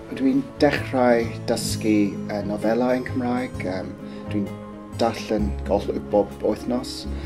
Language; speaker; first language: Welsh; non-native, learner; English